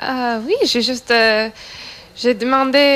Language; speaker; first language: French; non-native, learner; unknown